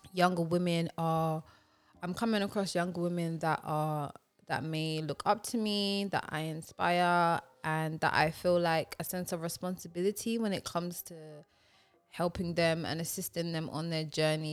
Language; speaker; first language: English; native; English